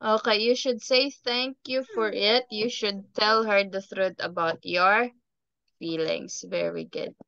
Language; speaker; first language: English; non-native, fluent; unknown